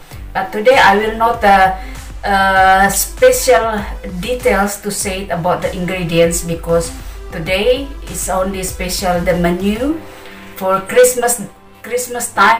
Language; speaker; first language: English; non-native, learner; Indonesian